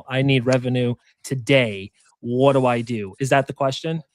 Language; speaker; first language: English; native; English